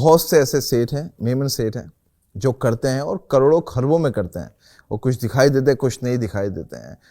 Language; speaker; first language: Urdu; native; Urdu